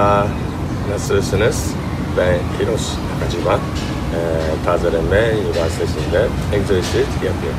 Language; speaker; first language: Turkish; non-native, learner; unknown